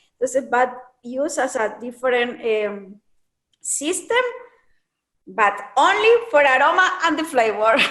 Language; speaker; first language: English; non-native, learner; Spanish